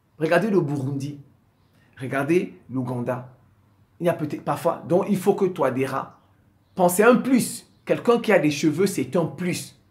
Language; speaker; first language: French; non-native, local second language; Sango